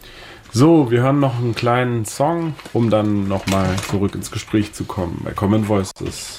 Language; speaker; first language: German; native; German